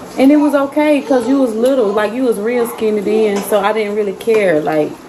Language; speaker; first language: English; native; English